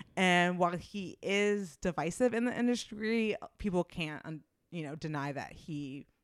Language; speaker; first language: English; native; English